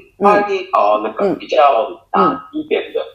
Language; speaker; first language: Chinese; non-native, fluent; Japanese